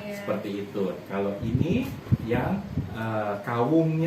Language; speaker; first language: Indonesian; native; Indonesian